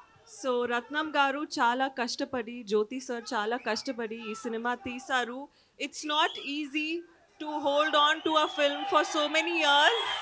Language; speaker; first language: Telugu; non-native, learner; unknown